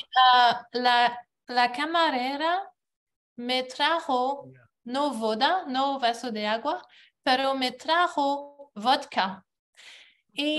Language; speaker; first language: Spanish; non-native, learner; English